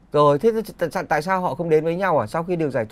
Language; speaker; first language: Vietnamese; native; Vietnamese